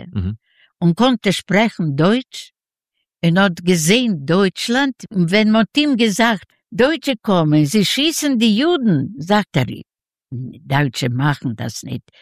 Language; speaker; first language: German; non-native, learner; Yiddish